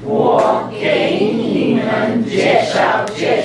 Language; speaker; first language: Chinese; non-native, learner; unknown